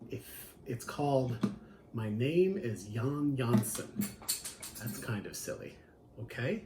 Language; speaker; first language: English; native; English